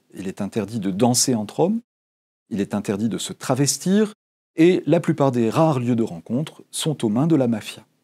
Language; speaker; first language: French; native; French